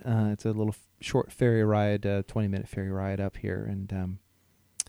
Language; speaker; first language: English; native; English